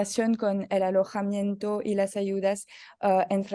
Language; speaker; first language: Spanish; non-native, learner; French